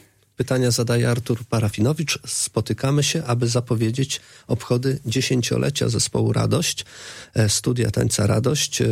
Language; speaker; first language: Polish; native; Polish